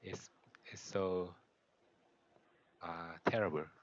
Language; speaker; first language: English; non-native, learner; Korean